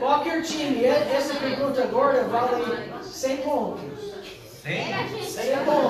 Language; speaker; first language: Portuguese; non-native, fluent; English